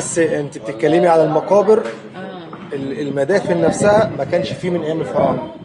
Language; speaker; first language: Arabic; native; Arabic